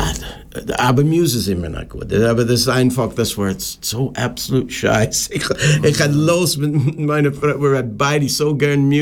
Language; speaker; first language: German; non-native, learner; English